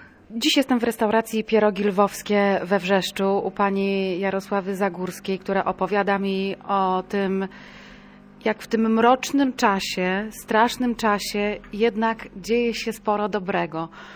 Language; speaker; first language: Polish; native; Polish